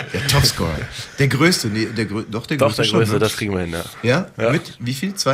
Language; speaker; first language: German; native; German